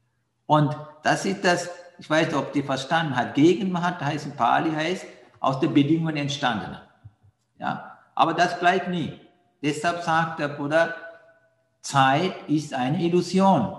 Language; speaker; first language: German; non-native, fluent; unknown